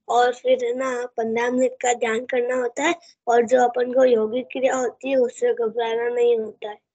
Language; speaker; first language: Hindi; native; Hindi